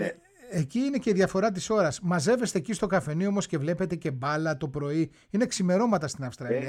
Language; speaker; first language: Greek; native; Greek